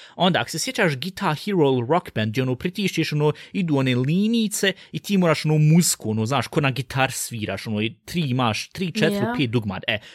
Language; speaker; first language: Bosnian; early bilingual, heritage; Bosnian